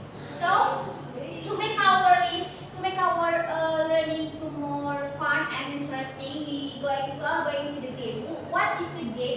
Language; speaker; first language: English; non-native, learner; Indonesian